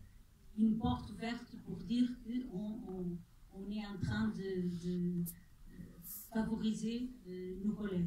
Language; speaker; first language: French; non-native, fluent; Portuguese